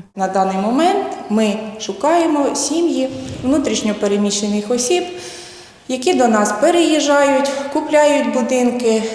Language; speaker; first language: Ukrainian; native; Ukrainian